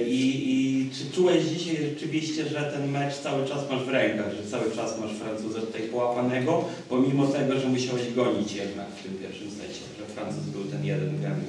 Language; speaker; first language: Polish; native; Polish